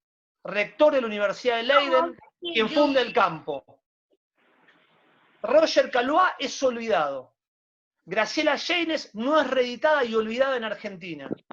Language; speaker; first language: Spanish; native; Spanish